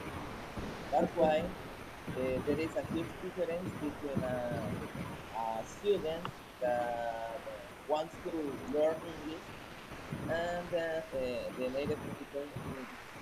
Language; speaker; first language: English; non-native, fluent; Spanish